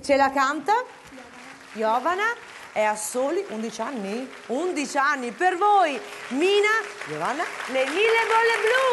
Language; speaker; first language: Italian; native; Italian